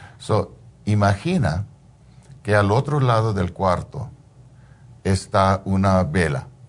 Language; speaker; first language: Spanish; early bilingual, heritage; Spanish